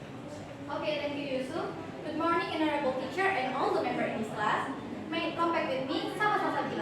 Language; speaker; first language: English; non-native, learner; Indonesian